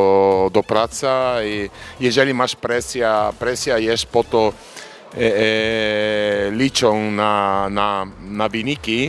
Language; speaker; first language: Polish; non-native, fluent; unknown